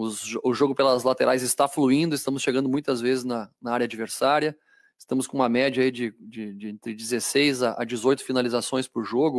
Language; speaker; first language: Portuguese; native; Portuguese